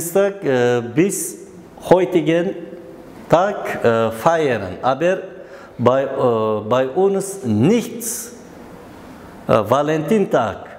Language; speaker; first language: German; non-native, learner; Uzbek